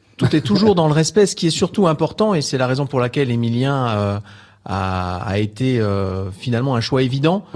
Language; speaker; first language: French; native; French